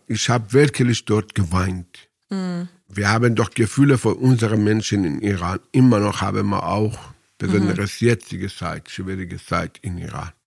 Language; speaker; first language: German; non-native, fluent; Persian